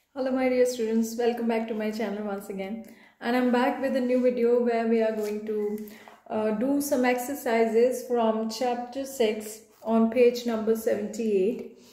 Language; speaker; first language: English; non-native, local second language; Punjabi